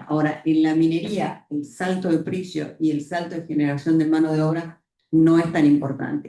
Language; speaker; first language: Spanish; native; Spanish